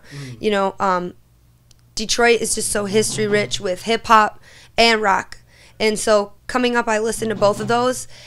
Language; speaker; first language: English; native; English